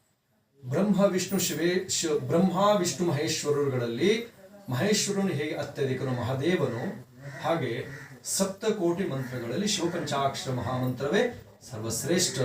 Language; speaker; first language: Kannada; native; Kannada